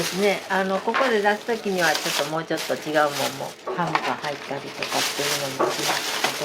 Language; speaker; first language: Japanese; native; Japanese